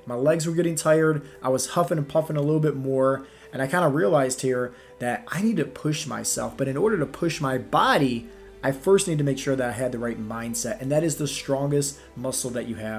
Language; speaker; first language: English; native; English